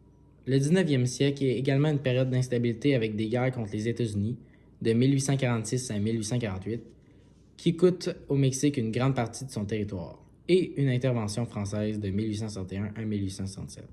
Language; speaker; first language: French; native; French